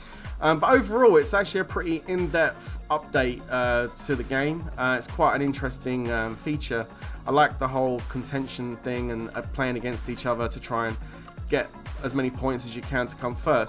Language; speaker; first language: English; native; English